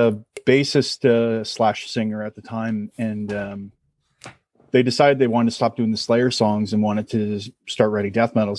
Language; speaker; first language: English; native; English